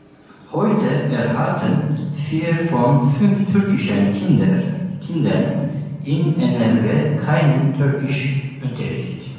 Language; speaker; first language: German; non-native, learner; Turkish